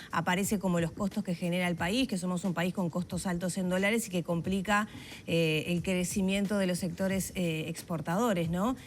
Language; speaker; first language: Spanish; native; Spanish